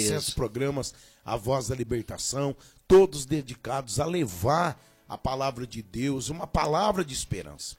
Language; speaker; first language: Portuguese; native; Portuguese